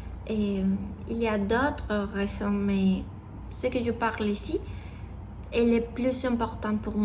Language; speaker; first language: French; non-native, learner; Spanish